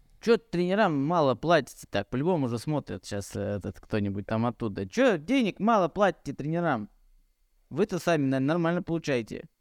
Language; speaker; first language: Russian; native; Russian